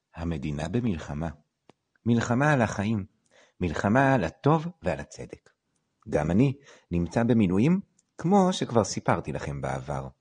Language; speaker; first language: Hebrew; native; Hebrew